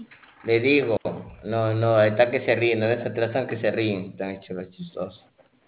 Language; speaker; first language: Spanish; native; Spanish